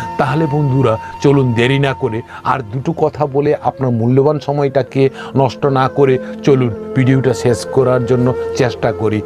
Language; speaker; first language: Bangla; non-native, local second language; Kok Borok